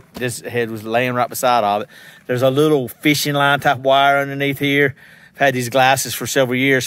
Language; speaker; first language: English; native; English